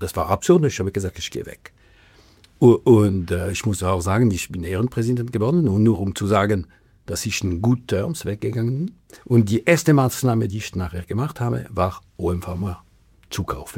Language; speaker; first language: German; non-native, local second language; French